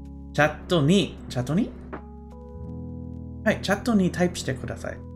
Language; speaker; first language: Japanese; non-native, fluent; English